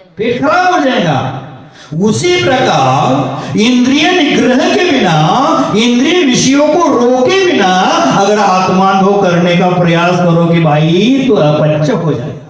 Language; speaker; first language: Hindi; non-native, local second language; Marathi